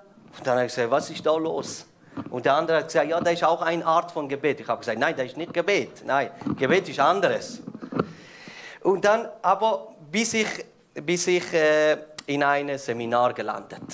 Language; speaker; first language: German; non-native, fluent; Persian